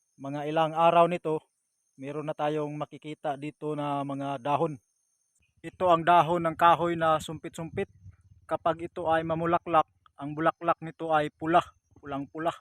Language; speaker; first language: Filipino; non-native, local second language; Cebuano